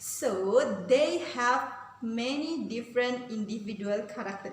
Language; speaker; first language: English; non-native, learner; Indonesian